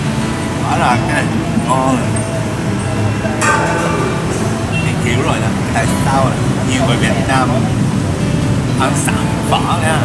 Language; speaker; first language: Vietnamese; non-native, learner; Japanese